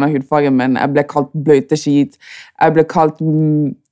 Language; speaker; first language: Norwegian; early bilingual, other home language; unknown